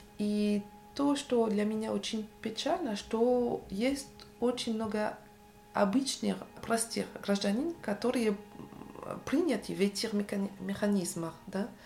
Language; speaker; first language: Russian; non-native, fluent; French